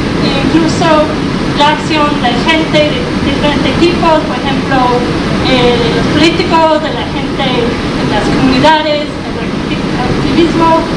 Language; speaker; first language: Spanish; non-native, fluent; English